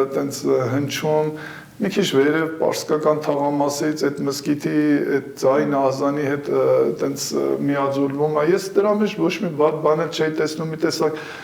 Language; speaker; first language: Armenian; early bilingual, heritage; Armenian